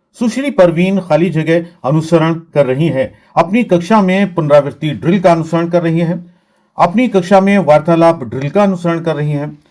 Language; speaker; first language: Hindi; native; Hindi